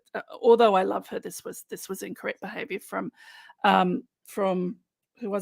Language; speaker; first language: English; native; English